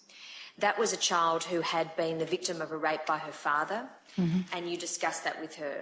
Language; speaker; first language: English; native; English